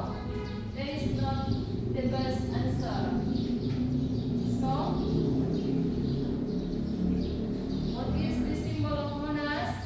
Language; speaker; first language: English; non-native, learner; Indonesian